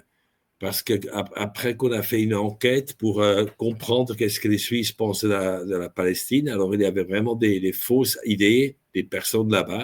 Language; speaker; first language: French; non-native, local second language; German